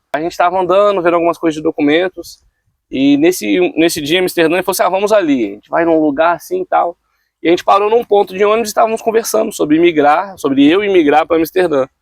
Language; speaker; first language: Portuguese; native; Portuguese